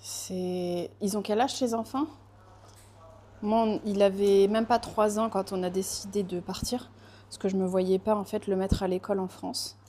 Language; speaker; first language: French; native; French